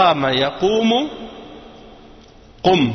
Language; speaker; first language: Arabic; non-native, fluent; French